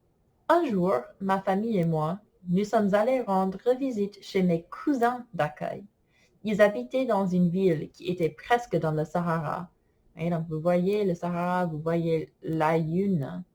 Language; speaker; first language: French; non-native, fluent; English